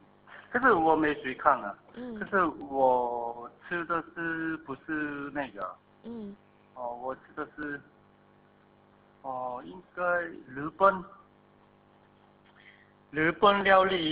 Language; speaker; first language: Chinese; non-native, fluent; Korean